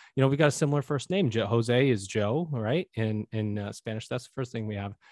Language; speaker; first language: English; native; English